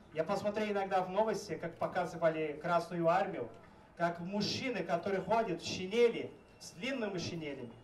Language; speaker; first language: Russian; non-native, fluent; Portuguese